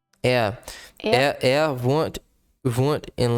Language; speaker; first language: German; non-native, learner; Portuguese